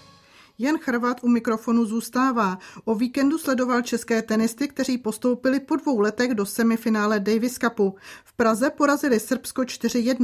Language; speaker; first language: Czech; native; Czech